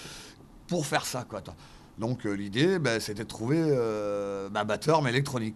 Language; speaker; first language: French; native; French